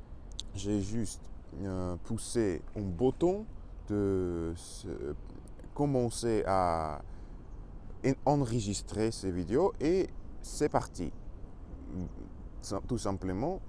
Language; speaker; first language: French; non-native, learner; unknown